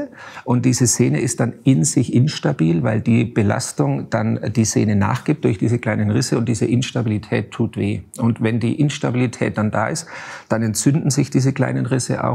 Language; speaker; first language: German; native; German